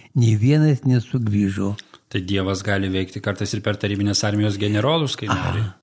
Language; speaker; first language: Lithuanian; native; Lithuanian